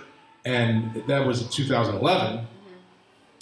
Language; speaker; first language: English; native; English